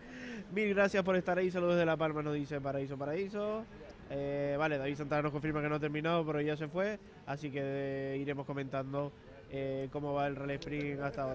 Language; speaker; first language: Spanish; native; Spanish